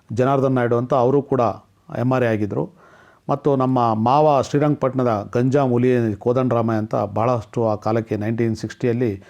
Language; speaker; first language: Kannada; non-native, local second language; Telugu